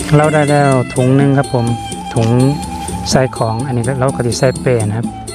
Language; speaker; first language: Thai; native; Thai